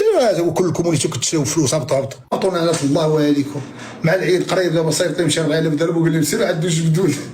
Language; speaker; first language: Arabic; native; Arabic